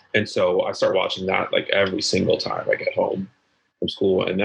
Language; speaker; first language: English; native; English